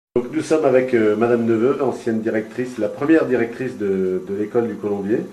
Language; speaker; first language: French; native; French